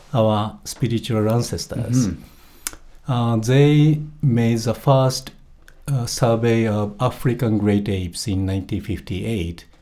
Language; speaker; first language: English; non-native, fluent; Japanese